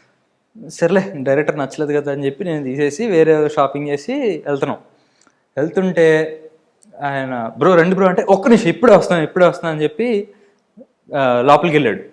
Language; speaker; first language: Telugu; native; Telugu